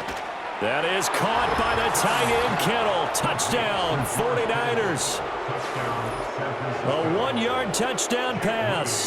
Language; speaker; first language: English; native; English